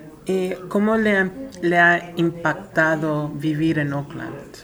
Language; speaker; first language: Spanish; early bilingual, heritage; Spanish